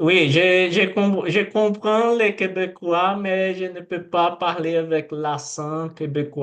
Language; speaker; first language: French; non-native, learner; Portuguese